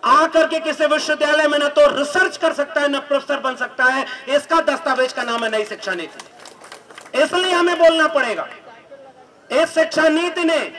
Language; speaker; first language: Hindi; native; Hindi